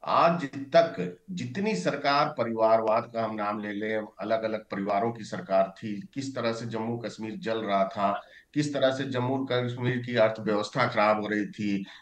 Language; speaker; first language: Hindi; native; Hindi